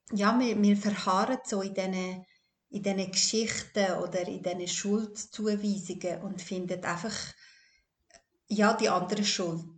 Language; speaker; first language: German; early bilingual, other home language; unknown